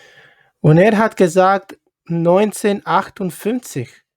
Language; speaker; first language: German; non-native, learner; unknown